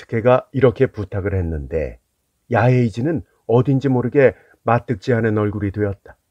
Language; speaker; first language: Korean; native; Korean